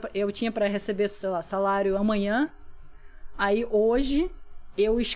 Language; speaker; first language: Portuguese; non-native, fluent; Russian